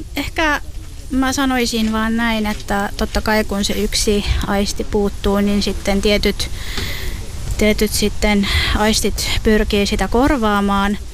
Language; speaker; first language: Finnish; native; Finnish